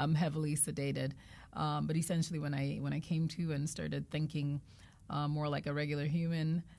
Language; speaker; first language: English; non-native, local second language; Igbo